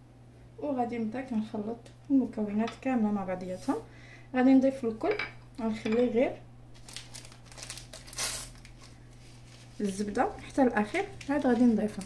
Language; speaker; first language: Arabic; native; Arabic